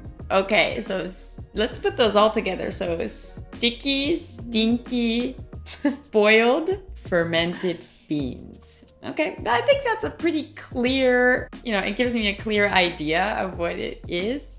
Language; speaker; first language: English; native; English